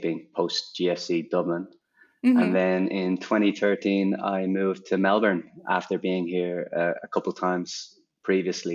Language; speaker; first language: English; native; English